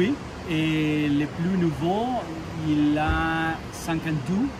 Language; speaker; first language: French; non-native, learner; Spanish